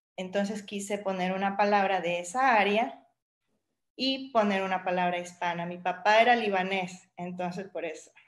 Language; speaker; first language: Spanish; native; Spanish